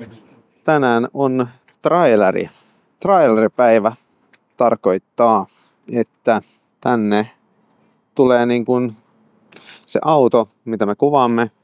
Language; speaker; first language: Finnish; non-native, fluent; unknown